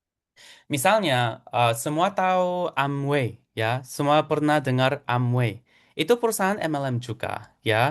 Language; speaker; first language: Indonesian; non-native, fluent; Korean